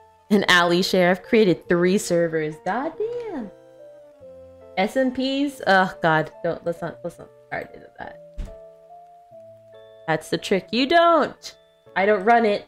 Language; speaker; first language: English; early bilingual, other home language; Spanish